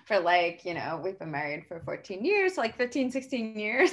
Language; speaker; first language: English; native; English